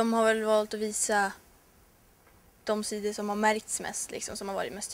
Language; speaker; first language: Swedish; native; Swedish